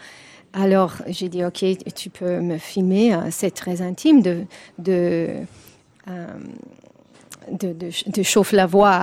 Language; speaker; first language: French; non-native, fluent; English